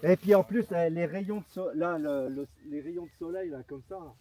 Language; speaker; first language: French; native; French